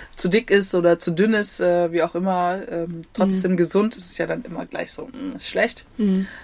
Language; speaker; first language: German; native; German